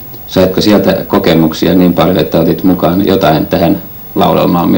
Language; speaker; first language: Finnish; native; Finnish